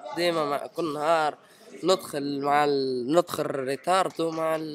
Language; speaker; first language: Arabic; early bilingual, heritage; Italian